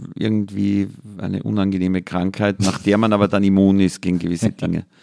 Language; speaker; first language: German; native; German